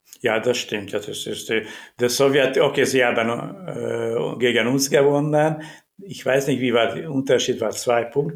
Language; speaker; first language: German; non-native, learner; Hungarian